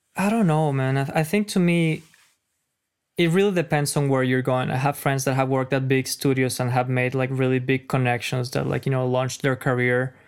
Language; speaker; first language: English; non-native, fluent; Spanish